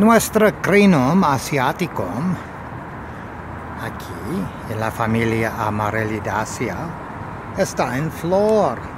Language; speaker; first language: Spanish; non-native, learner; English